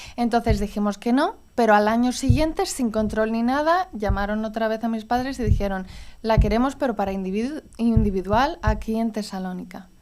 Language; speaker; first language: Spanish; early bilingual, heritage; Spanish